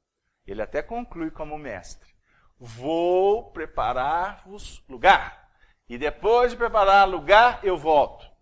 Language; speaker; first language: Portuguese; native; Portuguese